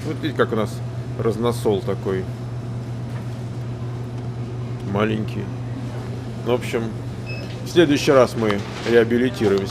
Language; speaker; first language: Russian; native; Russian